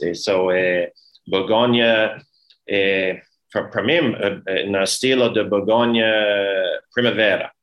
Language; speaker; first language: Portuguese; non-native, learner; English